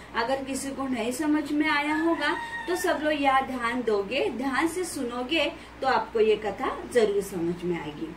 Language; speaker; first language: Hindi; non-native, local second language; Marathi